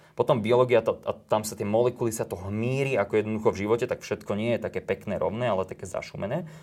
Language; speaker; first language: Slovak; native; Slovak